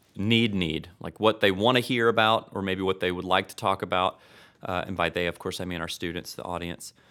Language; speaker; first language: English; native; English